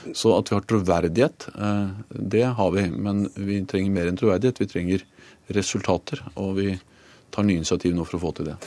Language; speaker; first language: Norwegian; native; Norwegian